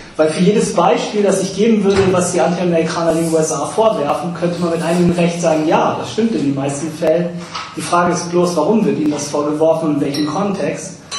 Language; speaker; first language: German; early bilingual, other home language; English